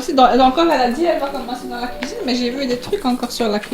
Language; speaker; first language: French; native; French